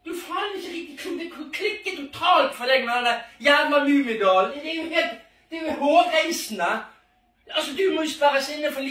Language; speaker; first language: Norwegian; native; Norwegian